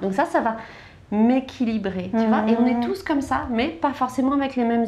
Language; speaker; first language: French; native; French